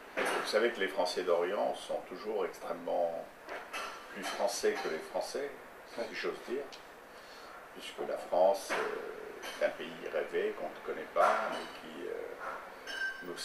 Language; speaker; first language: French; native; French